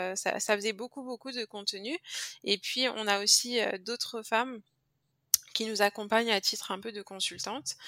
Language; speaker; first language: French; native; French